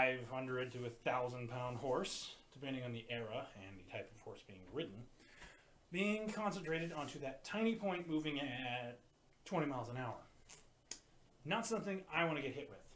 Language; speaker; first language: English; native; English